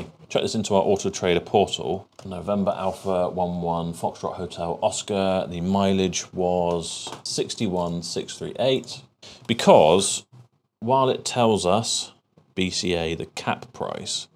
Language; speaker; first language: English; native; English